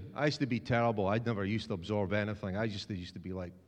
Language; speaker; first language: English; native; English